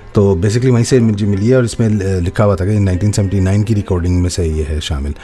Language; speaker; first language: Urdu; early bilingual, heritage; Urdu